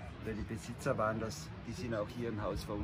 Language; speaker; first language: German; native; German